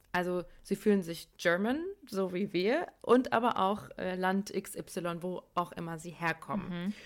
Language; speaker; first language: German; early bilingual, other home language; Persian